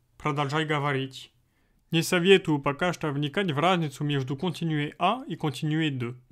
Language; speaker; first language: Russian; non-native, fluent; French